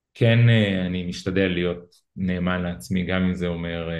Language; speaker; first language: Hebrew; early bilingual, other home language; Russian